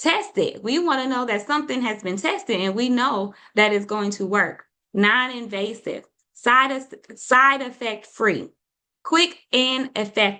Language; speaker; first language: English; native; English